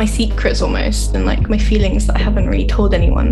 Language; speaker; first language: English; native; English